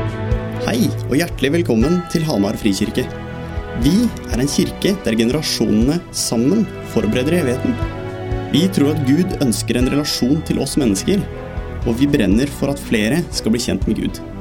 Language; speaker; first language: Norwegian; native; Norwegian